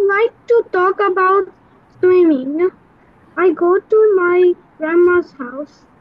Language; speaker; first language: English; non-native, learner; Bangla